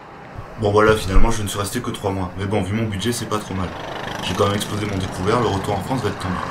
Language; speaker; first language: French; native; French